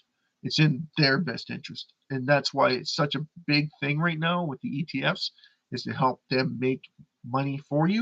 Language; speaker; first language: English; native; English